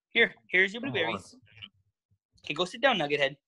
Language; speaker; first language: English; native; English